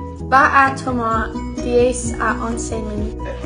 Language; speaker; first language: Spanish; non-native, learner; English